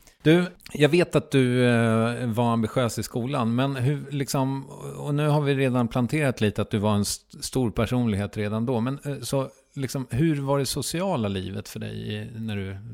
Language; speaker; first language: Swedish; native; Swedish